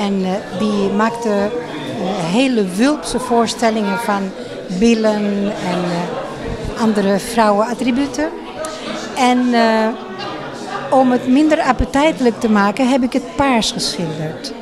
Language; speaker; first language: Dutch; non-native, fluent; Spanish